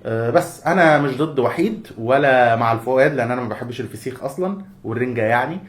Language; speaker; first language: Arabic; native; Arabic